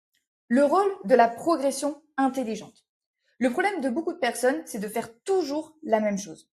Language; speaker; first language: French; native; French